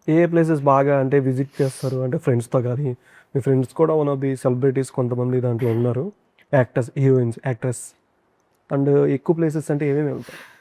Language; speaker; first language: Telugu; native; Telugu